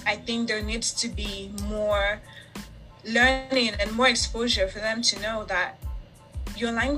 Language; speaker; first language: English; native; English